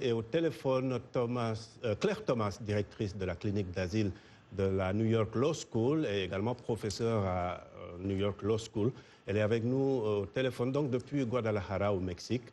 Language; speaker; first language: French; native; French